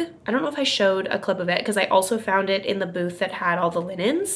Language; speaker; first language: English; native; English